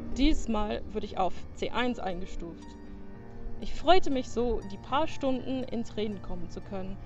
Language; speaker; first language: German; non-native, fluent; English